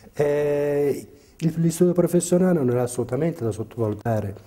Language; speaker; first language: Italian; native; Italian